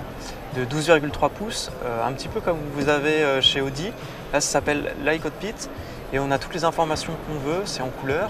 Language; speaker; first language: French; native; French